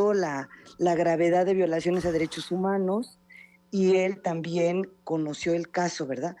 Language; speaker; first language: Spanish; native; Spanish